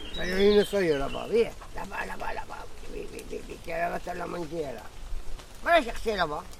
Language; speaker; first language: French; native; French